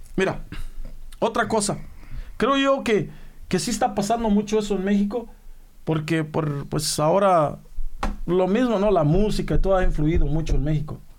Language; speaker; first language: Spanish; native; Spanish